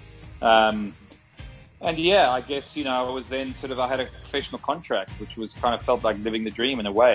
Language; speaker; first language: English; native; English